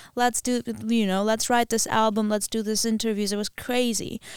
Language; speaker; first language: English; non-native, fluent; Armenian